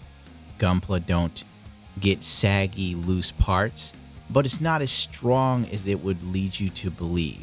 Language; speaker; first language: English; native; English